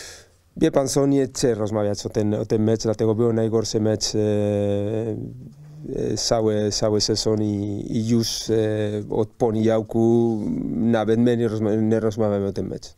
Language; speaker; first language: Polish; non-native, learner; Spanish